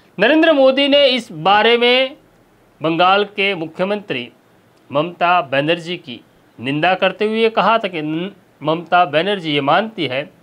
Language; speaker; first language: Hindi; non-native, local second language; Gujarati